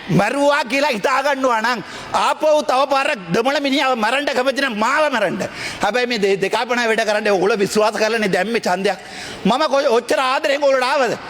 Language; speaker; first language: Sinhala; non-native, local second language; Tamil